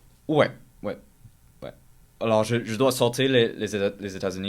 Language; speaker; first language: French; non-native, local second language; English